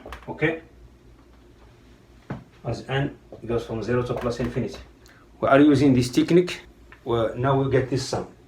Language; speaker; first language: English; non-native, fluent; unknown